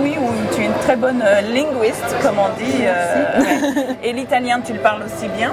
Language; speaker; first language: French; native; French